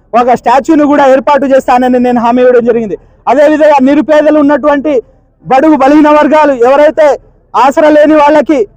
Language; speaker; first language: Telugu; native; Telugu